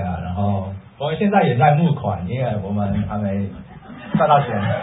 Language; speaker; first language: Chinese; early bilingual, heritage; Chinese